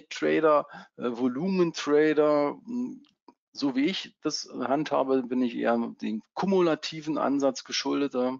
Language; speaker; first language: German; native; German